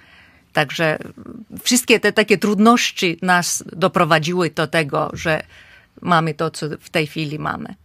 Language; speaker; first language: Polish; non-native, fluent; Finnish